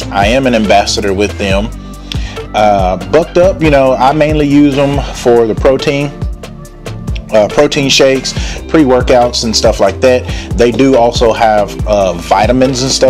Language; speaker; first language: English; native; English